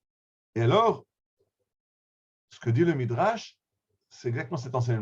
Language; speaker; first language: French; native; French